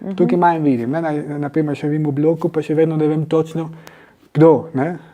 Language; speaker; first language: Slovenian; non-native, fluent; Spanish